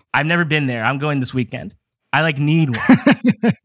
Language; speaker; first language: English; native; English